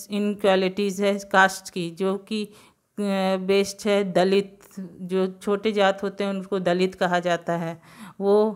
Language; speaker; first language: Hindi; non-native, local second language; Gujarati